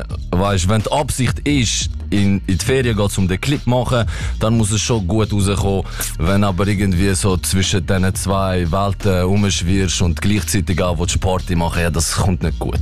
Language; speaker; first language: German; native; German